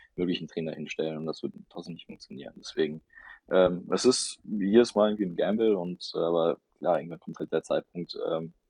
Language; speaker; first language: German; early bilingual, other home language; Russian